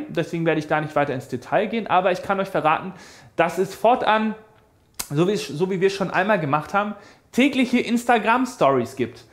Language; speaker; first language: German; native; German